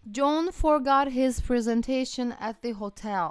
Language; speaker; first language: English; non-native, fluent; Turkish